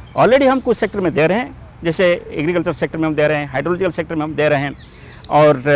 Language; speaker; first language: Hindi; non-native, local second language; Odia